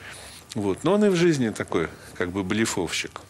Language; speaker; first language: Russian; native; Russian